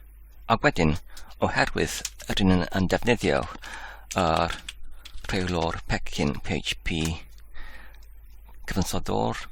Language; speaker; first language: Welsh; non-native, learner; English